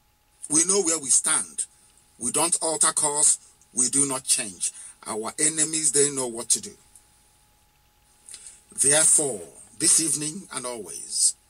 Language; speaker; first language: English; non-native, local second language; Igbo